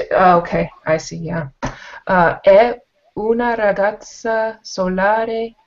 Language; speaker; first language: Italian; non-native, learner; English